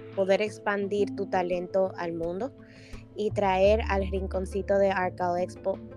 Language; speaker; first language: Spanish; native; Spanish